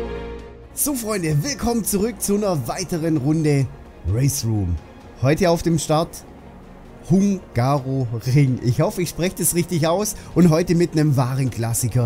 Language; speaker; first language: German; native; German